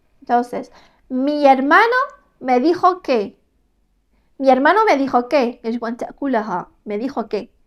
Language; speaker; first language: Spanish; non-native, fluent; Arabic